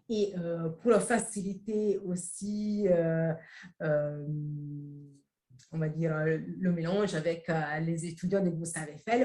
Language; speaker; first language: French; non-native, fluent; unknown